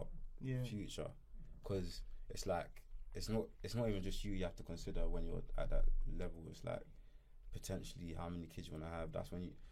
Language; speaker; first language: English; native; English